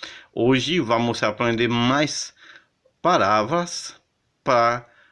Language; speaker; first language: Portuguese; non-native, fluent; Haitian Creole